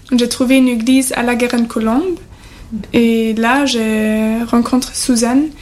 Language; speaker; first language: French; non-native, learner; German